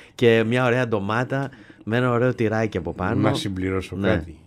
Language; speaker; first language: Greek; native; Greek